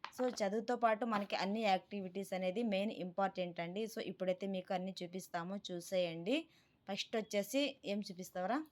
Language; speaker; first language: Telugu; native; Telugu